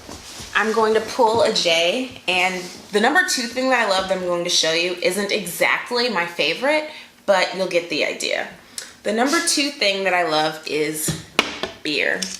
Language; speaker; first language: English; native; English